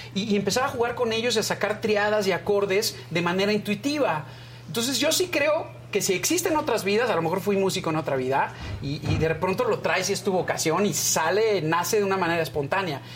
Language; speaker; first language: Spanish; native; Spanish